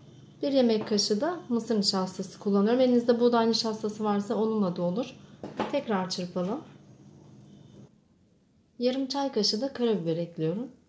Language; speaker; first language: Turkish; native; Turkish